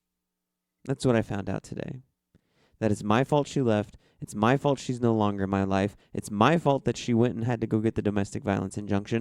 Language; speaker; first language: English; native; English